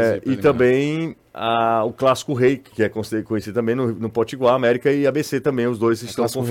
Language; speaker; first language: Portuguese; native; Portuguese